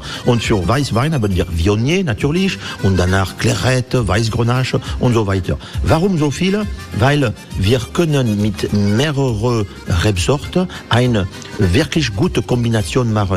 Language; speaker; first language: German; non-native, learner; French